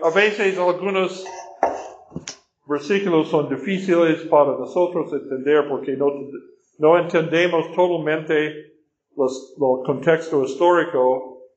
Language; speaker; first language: Spanish; non-native, fluent; English